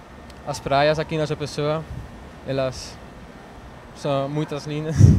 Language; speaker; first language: Portuguese; non-native, learner; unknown